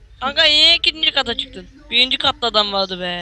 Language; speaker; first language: Turkish; native; Turkish